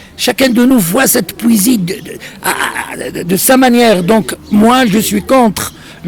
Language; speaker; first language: French; non-native, local second language; Arabic